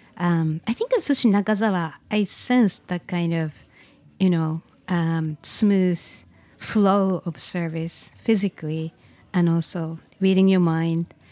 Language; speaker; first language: English; non-native, fluent; Japanese